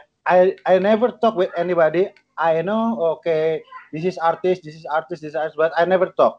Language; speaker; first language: English; non-native, learner; Indonesian